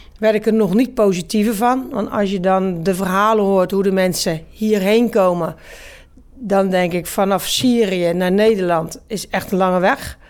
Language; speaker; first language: Dutch; native; Dutch